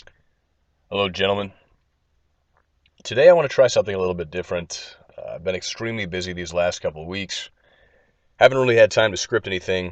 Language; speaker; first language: English; native; English